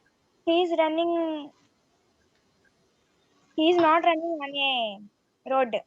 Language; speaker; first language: English; non-native, learner; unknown